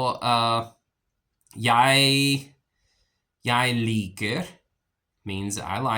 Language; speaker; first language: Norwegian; non-native, learner; English